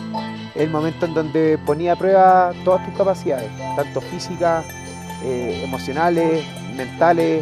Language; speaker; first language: Spanish; native; Spanish